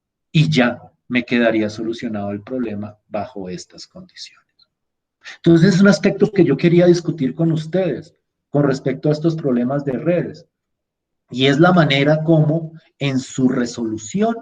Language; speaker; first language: Spanish; native; Spanish